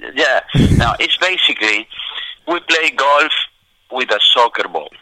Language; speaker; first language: English; non-native, fluent; Spanish